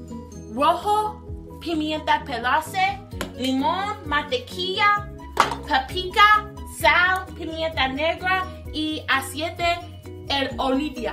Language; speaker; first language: Spanish; non-native, learner; English